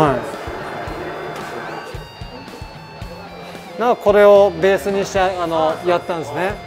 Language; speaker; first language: Japanese; native; Japanese